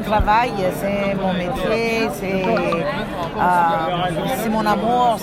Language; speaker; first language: French; non-native, fluent; Greek